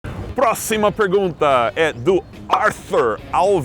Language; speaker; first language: Portuguese; non-native, fluent; English